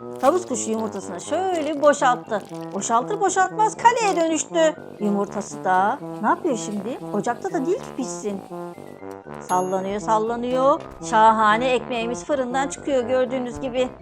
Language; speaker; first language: Turkish; native; Turkish